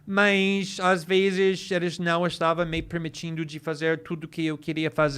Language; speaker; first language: Portuguese; non-native, fluent; English